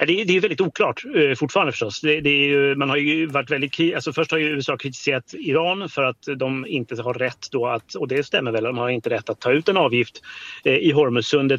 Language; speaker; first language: Swedish; native; Swedish